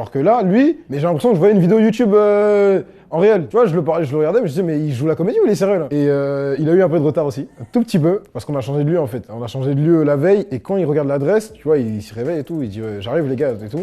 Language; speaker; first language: French; native; French